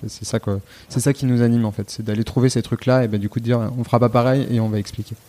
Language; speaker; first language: French; native; French